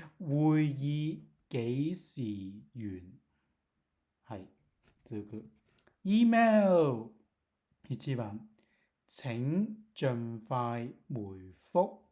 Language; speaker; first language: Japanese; non-native, learner; Cantonese